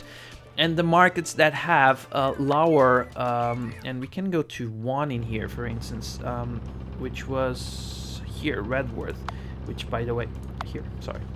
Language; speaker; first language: English; non-native, fluent; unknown